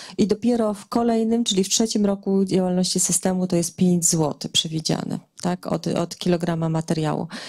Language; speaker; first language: Polish; native; Polish